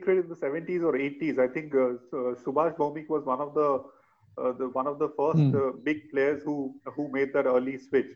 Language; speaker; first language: English; non-native, local second language; Bangla